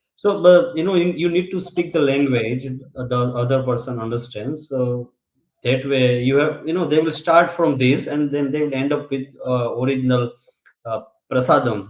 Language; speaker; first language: English; non-native, local second language; Gujarati